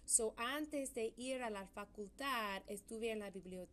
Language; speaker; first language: Spanish; non-native, fluent; English